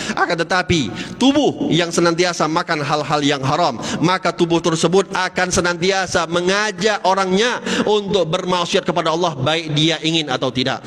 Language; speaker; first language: Malay; native; Malay